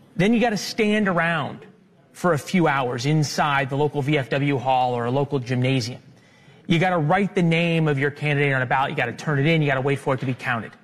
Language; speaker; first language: English; native; English